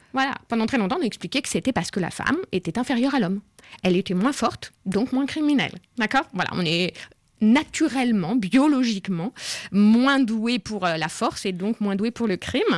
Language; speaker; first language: French; native; French